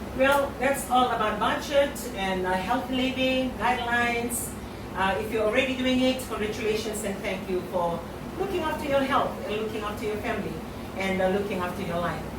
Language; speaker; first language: English; non-native, local second language; Filipino